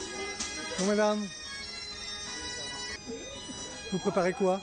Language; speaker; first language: French; native; French